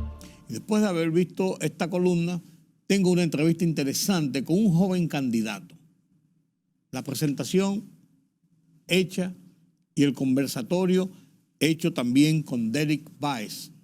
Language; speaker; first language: Spanish; native; Spanish